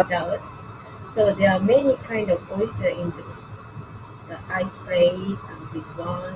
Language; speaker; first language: English; non-native, learner; Japanese